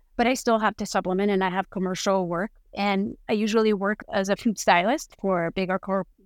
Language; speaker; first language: English; non-native, fluent; Spanish